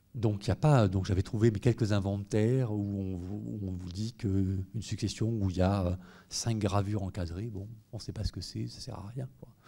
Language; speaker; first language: French; native; French